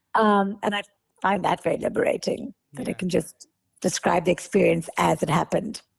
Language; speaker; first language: English; native; English